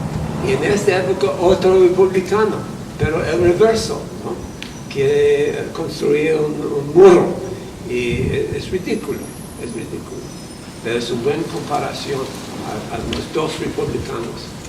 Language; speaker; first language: Spanish; non-native, fluent; English